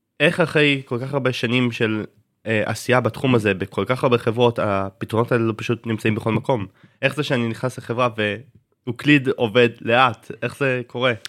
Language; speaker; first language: Hebrew; native; Hebrew